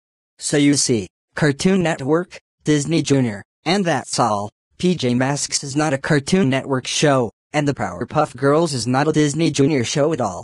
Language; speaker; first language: English; native; English